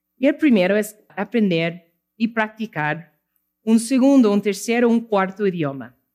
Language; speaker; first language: Spanish; non-native, fluent; English